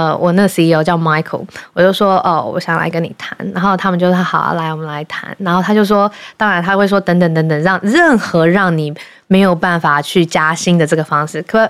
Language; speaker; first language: Chinese; early bilingual, heritage; Chinese